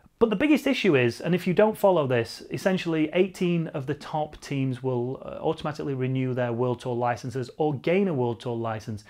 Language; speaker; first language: English; native; English